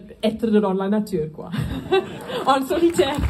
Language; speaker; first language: French; non-native, fluent; Afrikaans